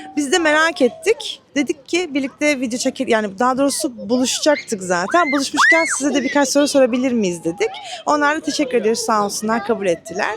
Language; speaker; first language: Turkish; native; Turkish